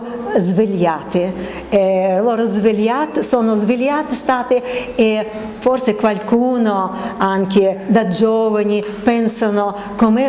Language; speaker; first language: Italian; non-native, learner; Russian